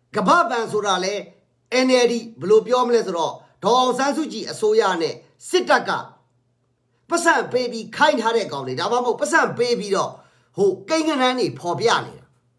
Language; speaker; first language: Burmese; non-native, local second language; Kachin